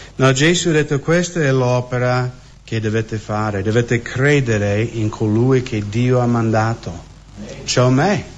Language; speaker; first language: Italian; non-native, fluent; English